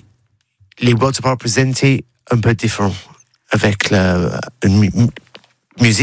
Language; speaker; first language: French; non-native, learner; English